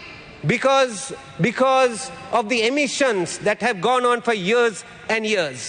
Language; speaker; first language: English; non-native, local second language; Sinhala